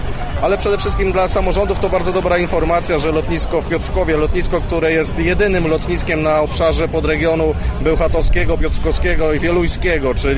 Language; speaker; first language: Polish; native; Polish